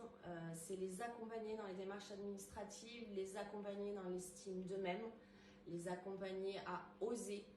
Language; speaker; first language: French; native; French